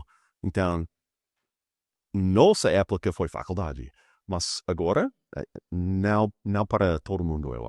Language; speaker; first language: Portuguese; non-native, fluent; English